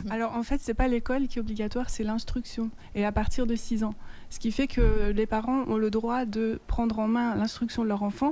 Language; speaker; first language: French; native; French